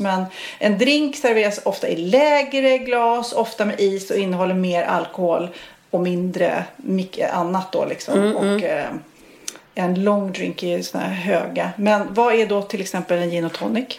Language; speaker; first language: Swedish; native; Swedish